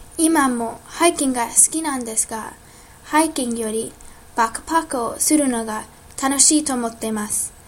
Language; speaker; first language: Japanese; non-native, learner; English